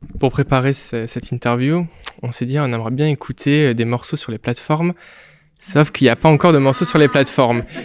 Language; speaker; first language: French; native; French